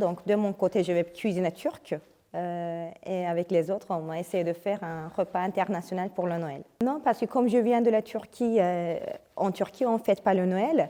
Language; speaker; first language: French; non-native, fluent; Turkish